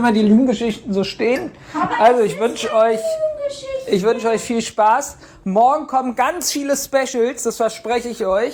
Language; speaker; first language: German; native; German